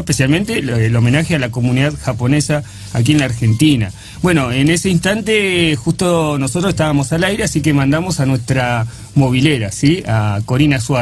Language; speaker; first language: Spanish; native; Spanish